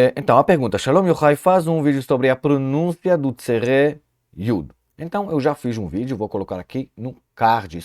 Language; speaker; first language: Portuguese; non-native, fluent; Hebrew